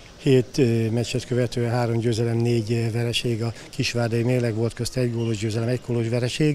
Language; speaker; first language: Hungarian; native; Hungarian